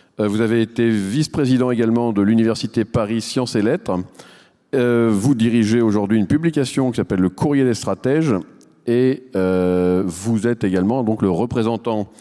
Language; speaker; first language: French; native; French